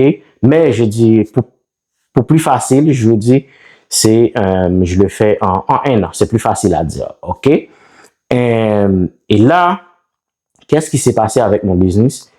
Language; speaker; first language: French; non-native, local second language; Haitian Creole